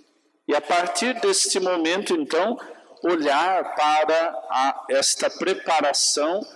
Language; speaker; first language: Portuguese; native; Portuguese